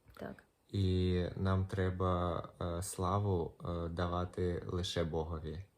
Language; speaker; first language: Ukrainian; non-native, local second language; Russian